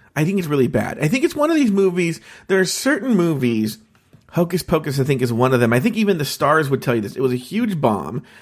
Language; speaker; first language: English; native; English